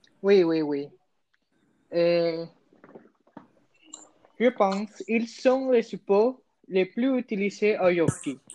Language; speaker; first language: French; non-native, learner; Spanish